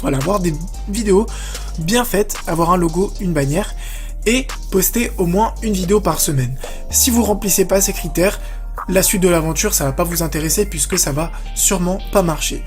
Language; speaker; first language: French; native; French